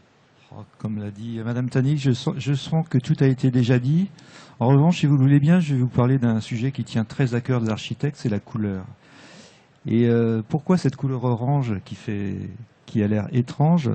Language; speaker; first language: French; native; French